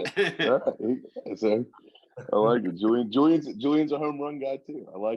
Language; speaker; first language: English; native; English